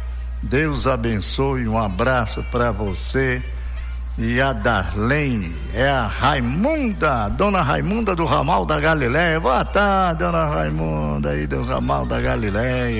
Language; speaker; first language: Portuguese; native; Portuguese